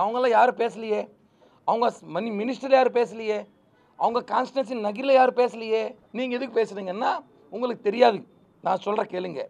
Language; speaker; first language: Tamil; non-native, local second language; Telugu